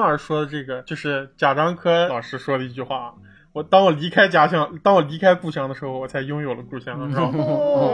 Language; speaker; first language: Chinese; native; Chinese